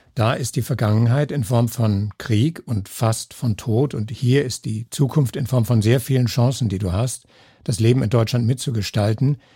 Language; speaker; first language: German; native; German